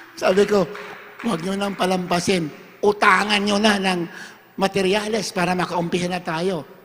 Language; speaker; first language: Filipino; non-native, local second language; Hiligaynon